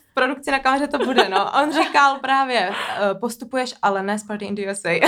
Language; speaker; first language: Czech; early bilingual, other home language; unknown